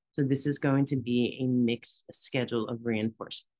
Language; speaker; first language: English; native; English